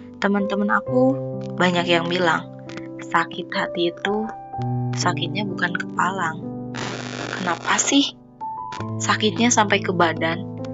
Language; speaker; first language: Indonesian; non-native, local second language; Sundanese